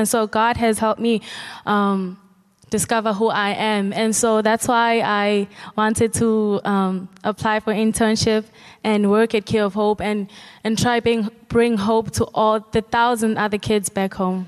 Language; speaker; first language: English; non-native, local second language; Zulu